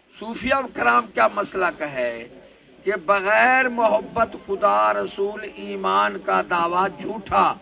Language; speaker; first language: Urdu; non-native, local second language; Punjabi